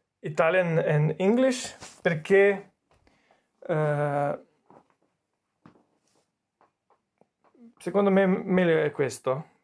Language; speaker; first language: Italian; non-native, learner; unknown